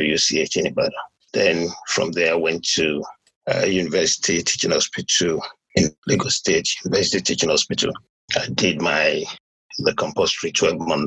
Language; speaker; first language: English; non-native, local second language; Yoruba